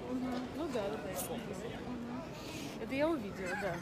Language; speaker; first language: Russian; native; Russian